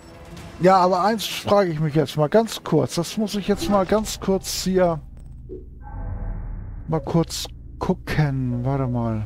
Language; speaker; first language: German; native; German